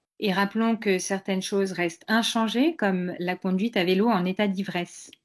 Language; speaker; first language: French; native; French